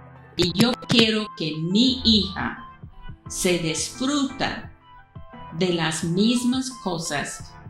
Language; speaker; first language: Spanish; non-native, fluent; English